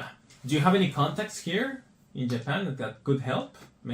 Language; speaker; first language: English; non-native, fluent; Spanish